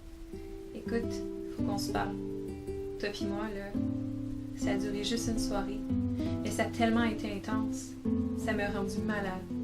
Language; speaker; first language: French; native; French